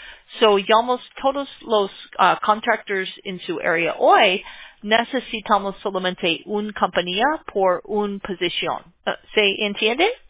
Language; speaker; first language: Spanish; non-native, learner; English